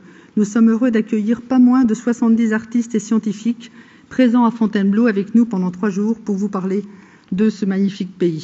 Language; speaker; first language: French; native; French